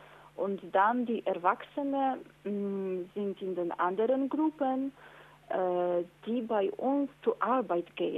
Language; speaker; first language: German; non-native, learner; Polish